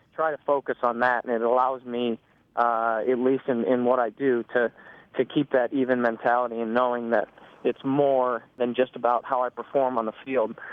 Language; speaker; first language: English; native; English